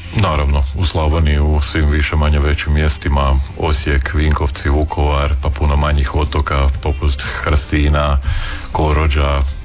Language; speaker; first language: Croatian; native; Croatian